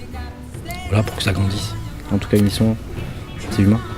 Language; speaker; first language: French; native; French